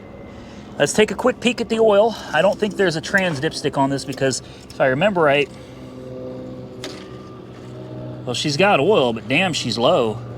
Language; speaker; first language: English; native; English